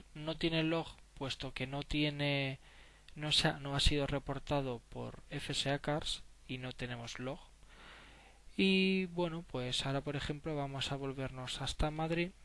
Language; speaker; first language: Spanish; native; Spanish